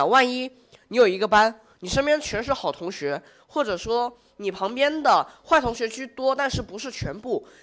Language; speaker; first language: Chinese; native; Chinese